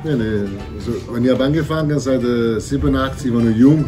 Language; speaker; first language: German; non-native, learner; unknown